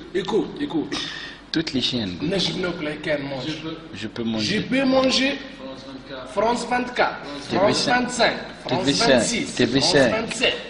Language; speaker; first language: French; non-native, local second language; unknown